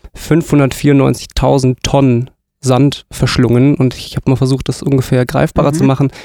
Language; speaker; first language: German; native; German